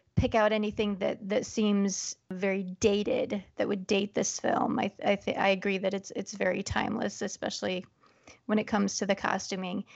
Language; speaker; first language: English; native; English